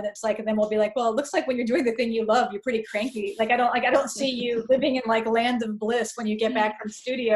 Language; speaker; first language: English; native; English